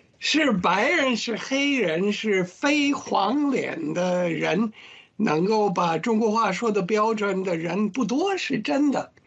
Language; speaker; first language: Chinese; non-native, fluent; English